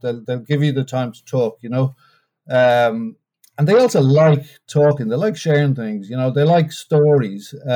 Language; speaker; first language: English; native; English